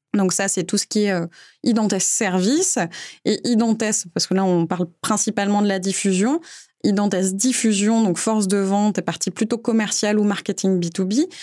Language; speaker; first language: French; native; French